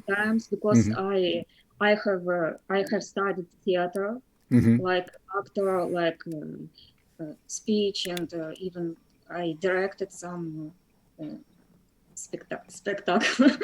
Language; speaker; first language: English; non-native, fluent; Russian